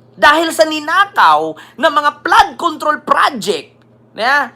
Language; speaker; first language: Filipino; native; Filipino